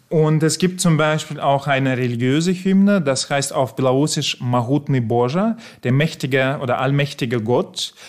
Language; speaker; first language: German; non-native, fluent; Russian